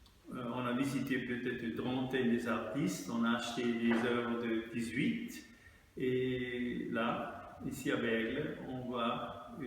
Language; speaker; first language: French; non-native, fluent; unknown